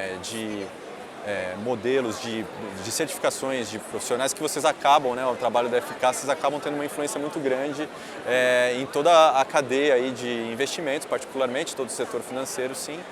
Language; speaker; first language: Portuguese; native; Portuguese